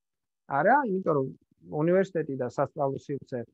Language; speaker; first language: Georgian; native; Georgian